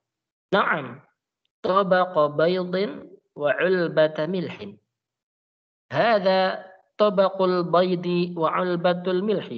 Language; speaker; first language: Arabic; non-native, fluent; Indonesian